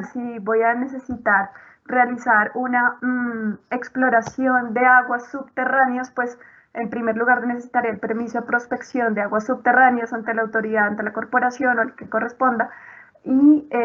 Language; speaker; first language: Spanish; native; Spanish